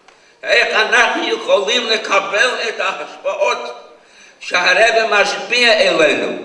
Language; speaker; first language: Hebrew; non-native, fluent; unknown